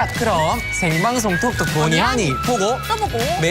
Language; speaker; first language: Korean; native; Korean